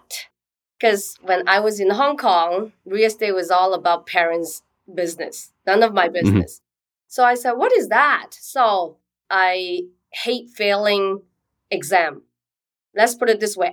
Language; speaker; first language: English; non-native, local second language; Cantonese